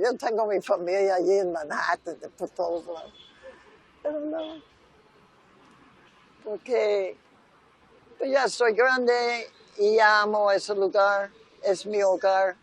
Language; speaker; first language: Spanish; early bilingual, other home language; English